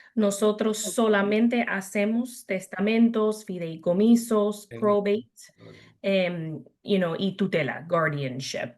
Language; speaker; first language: Spanish; early bilingual, heritage; English